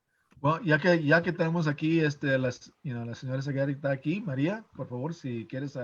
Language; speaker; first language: Spanish; non-native, fluent; English